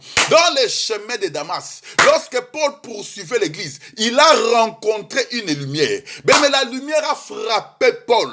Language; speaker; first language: French; non-native, local second language; Lingala